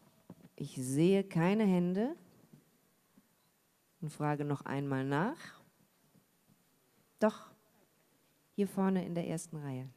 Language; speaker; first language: German; native; German